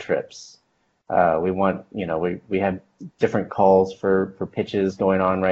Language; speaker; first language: English; native; English